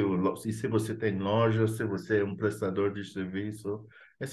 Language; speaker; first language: Portuguese; non-native, fluent; English